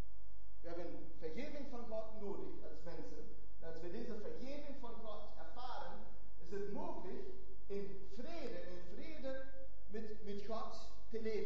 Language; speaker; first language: Dutch; non-native, fluent; German